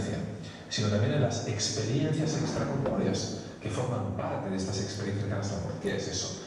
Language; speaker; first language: Spanish; native; Spanish